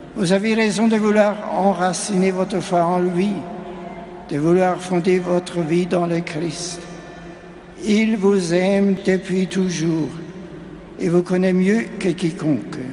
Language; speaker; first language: French; non-native, fluent; German